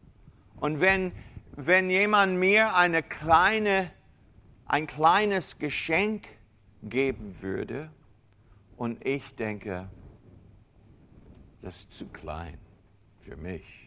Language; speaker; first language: German; non-native, fluent; English